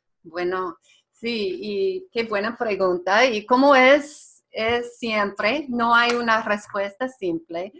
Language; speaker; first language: Spanish; non-native, fluent; English